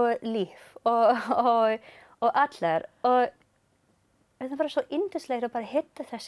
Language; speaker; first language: Icelandic; non-native, learner; English